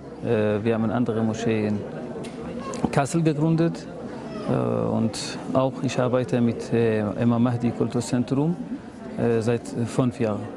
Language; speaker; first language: German; non-native, learner; Persian